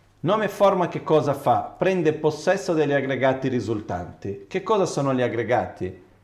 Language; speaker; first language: Italian; non-native, fluent; Portuguese